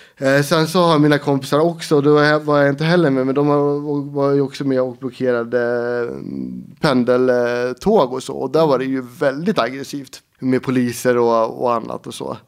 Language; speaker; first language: Swedish; native; Swedish